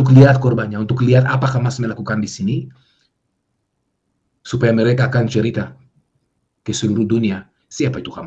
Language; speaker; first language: Indonesian; non-native, fluent; Hebrew